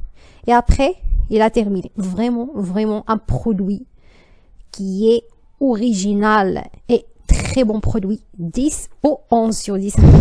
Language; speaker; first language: French; non-native, learner; Arabic